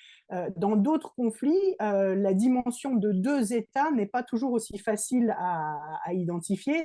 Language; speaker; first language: French; native; French